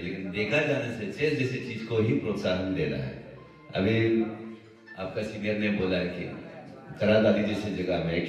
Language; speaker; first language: Hindi; non-native, local second language; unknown